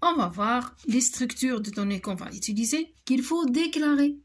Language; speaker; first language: French; non-native, local second language; Arabic